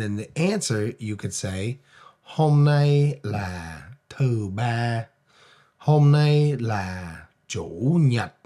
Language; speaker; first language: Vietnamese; non-native, fluent; English